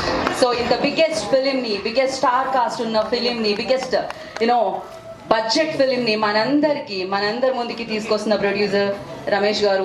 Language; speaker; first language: Telugu; native; Telugu